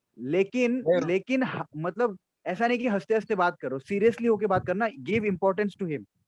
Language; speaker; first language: Hindi; non-native, local second language; Assamese